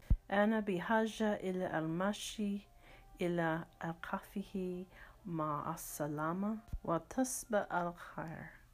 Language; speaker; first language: Arabic; non-native, learner; English